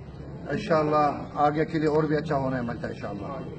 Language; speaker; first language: Hindi; non-native, learner; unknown